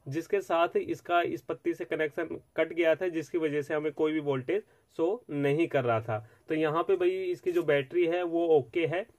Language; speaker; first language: Hindi; native; Hindi